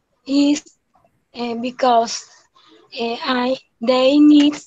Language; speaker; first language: English; non-native, learner; Spanish